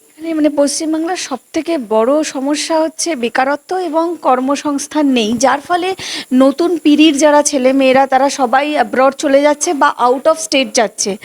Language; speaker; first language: Bangla; native; Bangla